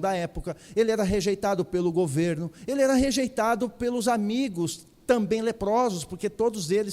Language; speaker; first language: Portuguese; native; Portuguese